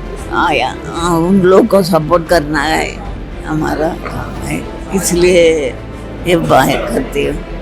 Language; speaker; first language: Hindi; non-native, local second language; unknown